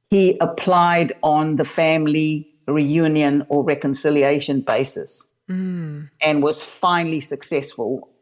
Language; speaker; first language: English; native; English